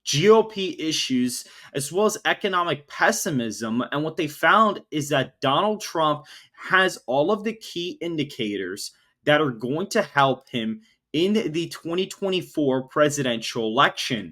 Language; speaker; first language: English; native; English